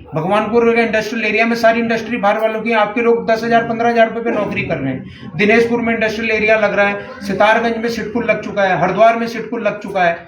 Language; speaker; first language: Hindi; native; Hindi